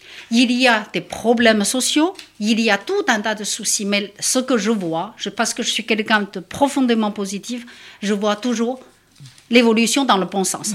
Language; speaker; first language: French; non-native, fluent; Chinese